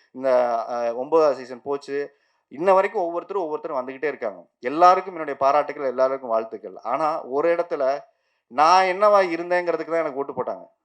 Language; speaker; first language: Tamil; native; Tamil